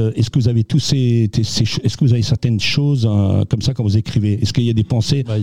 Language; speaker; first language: French; non-native, local second language; Swiss German